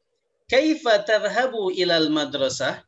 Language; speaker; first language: Arabic; non-native, fluent; Indonesian